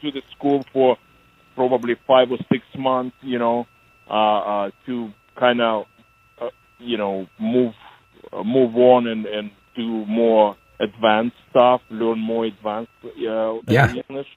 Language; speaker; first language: English; non-native, fluent; Ukrainian